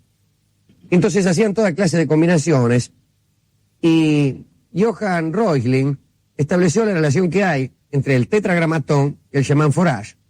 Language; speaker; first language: Spanish; native; Spanish